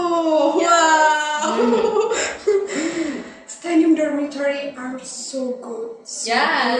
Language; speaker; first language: English; non-native, learner; Indonesian